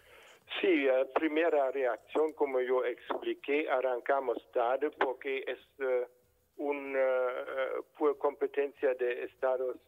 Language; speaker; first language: Spanish; non-native, fluent; German